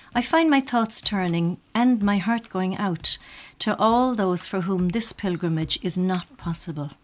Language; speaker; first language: English; native; English